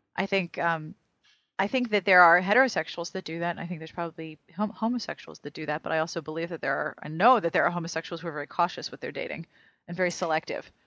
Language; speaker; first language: English; native; English